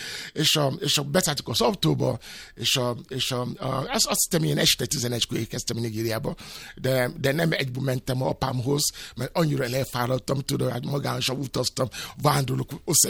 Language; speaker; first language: Hungarian; non-native, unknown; Yoruba